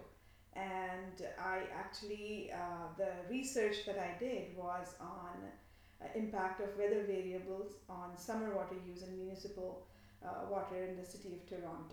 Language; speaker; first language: English; non-native, local second language; Bangla